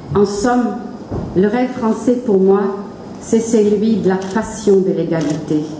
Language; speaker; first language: French; non-native, fluent; Norwegian